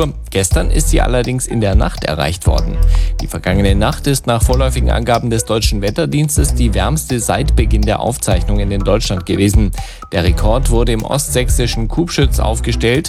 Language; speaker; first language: German; native; German